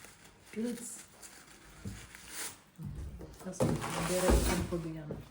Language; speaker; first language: German; non-native, learner; Waray